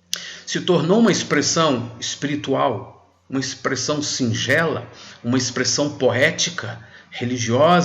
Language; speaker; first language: Portuguese; native; Portuguese